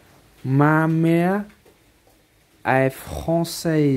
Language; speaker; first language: French; non-native, learner; Khmer